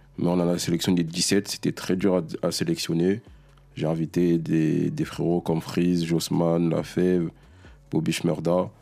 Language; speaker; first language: French; early bilingual, other home language; Lingala